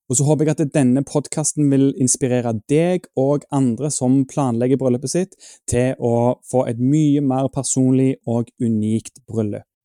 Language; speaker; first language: Norwegian; native; Norwegian